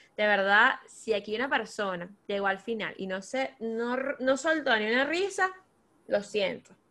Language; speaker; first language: Spanish; native; Spanish